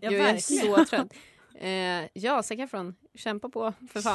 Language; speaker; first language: Swedish; native; Swedish